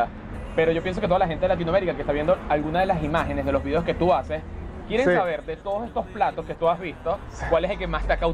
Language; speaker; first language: Spanish; native; Spanish